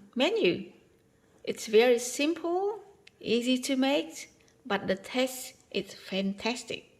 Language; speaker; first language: English; non-native, learner; Khmer